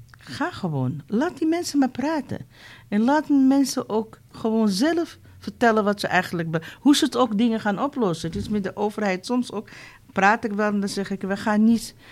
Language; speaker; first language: Dutch; non-native, fluent; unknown